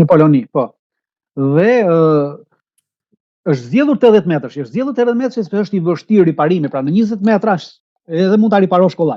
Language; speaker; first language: Albanian; native; Albanian